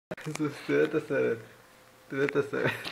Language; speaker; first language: Hebrew; native; Hebrew